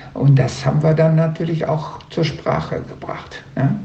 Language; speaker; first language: German; native; German